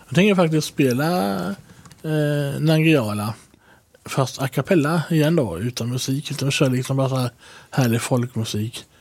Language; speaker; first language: Swedish; native; Swedish